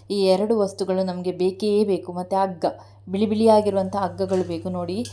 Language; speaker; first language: Kannada; non-native, local second language; Tulu